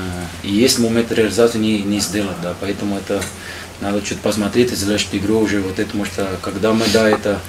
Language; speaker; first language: Russian; non-native, learner; Portuguese